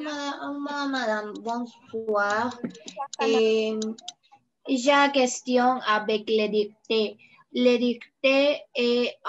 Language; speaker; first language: French; non-native, learner; Spanish